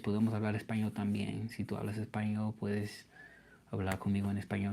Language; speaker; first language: Spanish; non-native, fluent; English